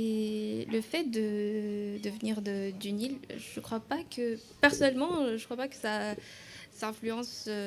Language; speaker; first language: French; non-native, local second language; Malagasy